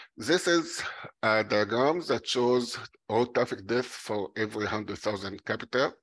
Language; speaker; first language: English; non-native, fluent; Arabic